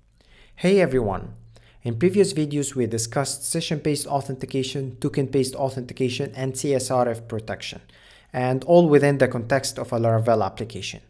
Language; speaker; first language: English; non-native, fluent; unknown